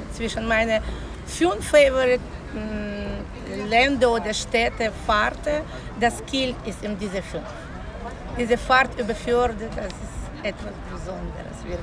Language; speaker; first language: German; non-native, learner; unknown